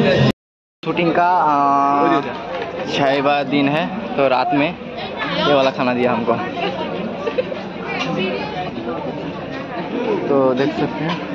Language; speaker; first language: Hindi; non-native, local second language; Bangla